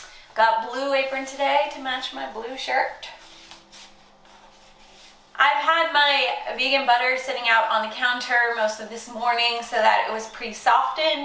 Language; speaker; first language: English; native; English